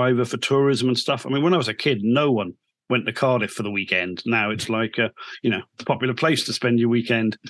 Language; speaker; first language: English; native; English